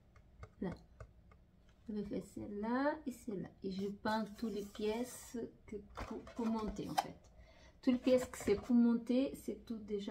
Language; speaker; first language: French; non-native, fluent; Portuguese